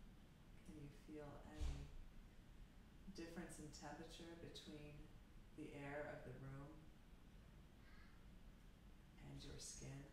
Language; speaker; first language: English; native; English